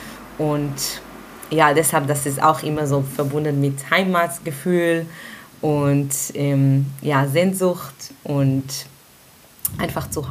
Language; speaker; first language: German; non-native, fluent; Hebrew